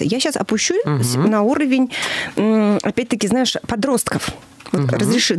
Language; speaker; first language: Russian; native; Russian